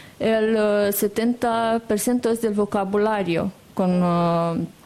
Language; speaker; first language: Spanish; non-native, fluent; Romanian